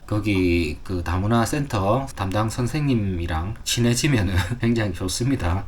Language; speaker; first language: Korean; native; Korean